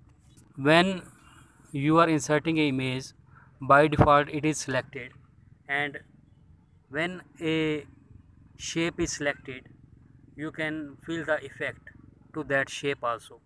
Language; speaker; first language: English; non-native, local second language; Hindi